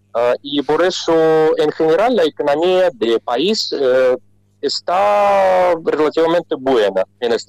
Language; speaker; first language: Spanish; non-native, fluent; Russian